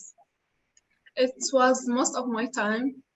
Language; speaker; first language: English; non-native, learner; Arabic